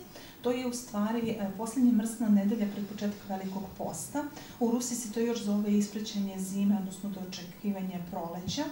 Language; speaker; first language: Croatian; native; Croatian